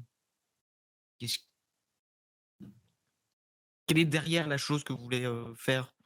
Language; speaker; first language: French; native; French